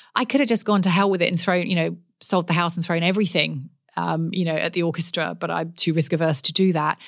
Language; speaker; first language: English; native; English